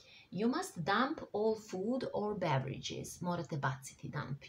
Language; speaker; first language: English; non-native, fluent; Serbian